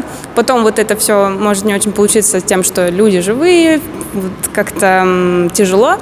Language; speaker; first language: Russian; native; Russian